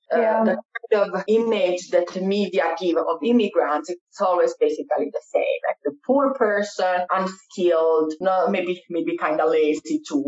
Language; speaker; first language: English; non-native, fluent; Italian